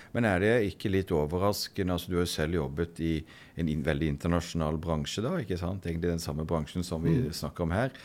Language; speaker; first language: Norwegian; native; Norwegian